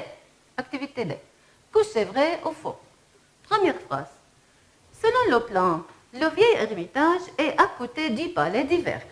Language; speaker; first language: French; non-native, fluent; Arabic